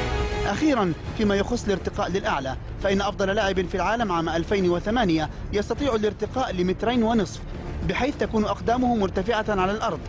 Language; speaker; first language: Arabic; native; Arabic